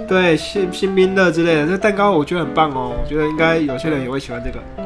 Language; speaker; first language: Chinese; native; Chinese